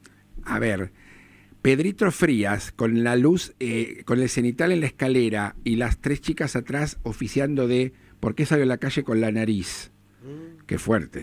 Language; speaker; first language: Spanish; native; Spanish